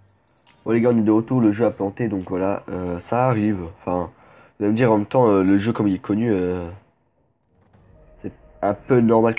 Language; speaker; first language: French; native; French